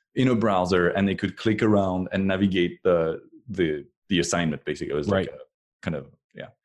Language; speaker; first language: English; non-native, fluent; French